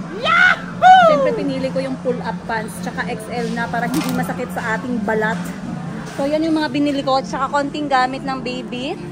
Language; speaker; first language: Filipino; non-native, local second language; Cebuano